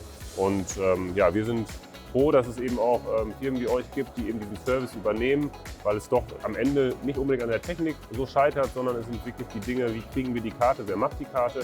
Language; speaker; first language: German; native; German